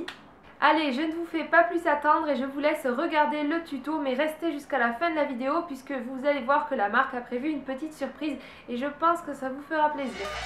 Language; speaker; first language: French; native; French